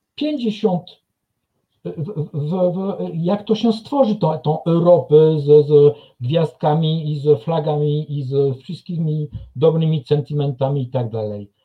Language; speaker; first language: Polish; non-native, fluent; French